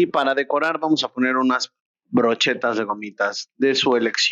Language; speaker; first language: Spanish; native; Spanish